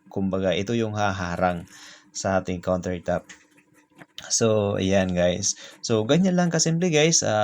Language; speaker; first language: Filipino; non-native, local second language; Cebuano